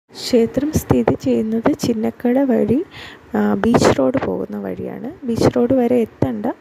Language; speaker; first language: Malayalam; native; Malayalam